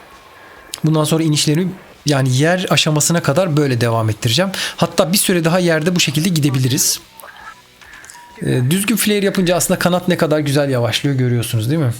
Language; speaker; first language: Turkish; native; Turkish